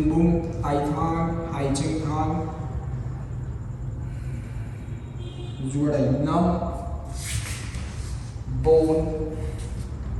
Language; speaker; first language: Vietnamese; non-native, learner; Hindi